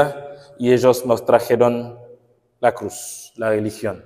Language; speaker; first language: Spanish; non-native, fluent; Haitian Creole